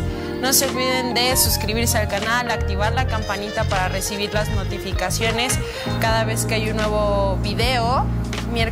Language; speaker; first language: Spanish; native; Spanish